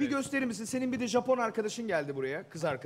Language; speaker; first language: Turkish; native; Turkish